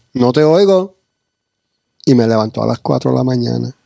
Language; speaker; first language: Spanish; early bilingual, heritage; Spanish